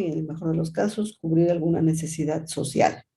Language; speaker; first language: Spanish; native; Spanish